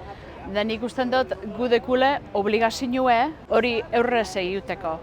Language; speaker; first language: Basque; early bilingual, heritage; Basque